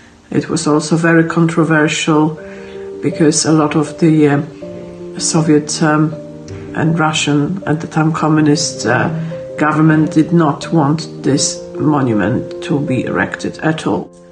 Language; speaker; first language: English; non-native, fluent; Polish